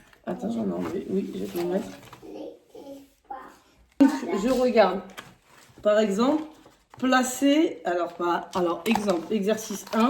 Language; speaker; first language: French; native; French